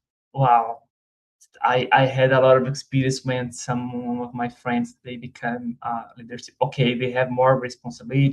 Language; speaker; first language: English; non-native, fluent; Portuguese